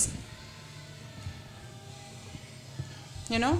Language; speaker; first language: English; non-native, fluent; Russian